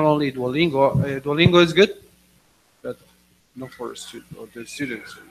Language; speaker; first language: English; non-native, fluent; Spanish